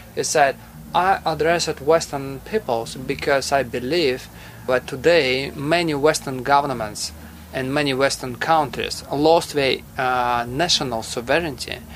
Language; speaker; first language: English; non-native, fluent; Russian